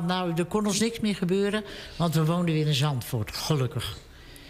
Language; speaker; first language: Dutch; native; Dutch